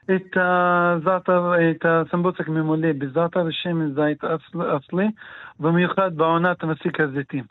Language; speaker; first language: Hebrew; non-native, local second language; Arabic